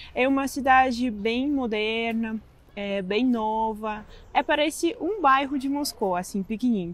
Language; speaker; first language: Portuguese; non-native, fluent; Russian